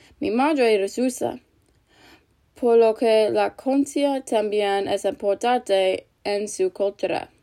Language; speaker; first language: Spanish; non-native, learner; English